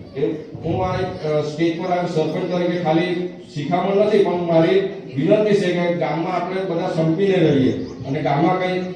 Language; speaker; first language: Gujarati; native; Gujarati